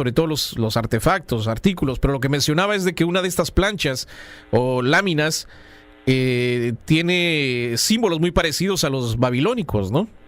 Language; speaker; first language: Spanish; native; Spanish